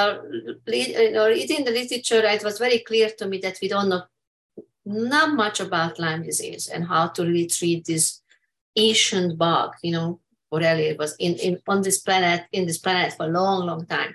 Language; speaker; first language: English; non-native, fluent; Hungarian